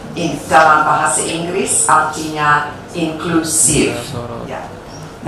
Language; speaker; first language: Indonesian; non-native, fluent; English